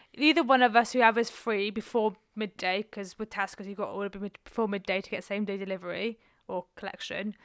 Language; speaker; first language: English; non-native, local second language; Welsh